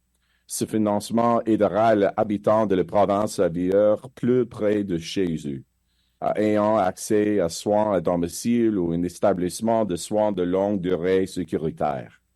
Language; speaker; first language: French; non-native, fluent; English